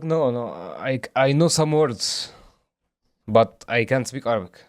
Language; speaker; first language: English; non-native, learner; Arabic